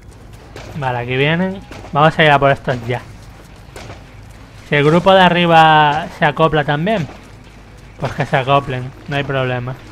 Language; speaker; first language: Spanish; native; Spanish